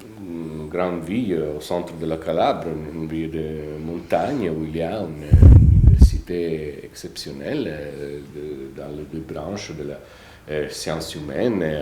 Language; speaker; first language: French; non-native, fluent; Italian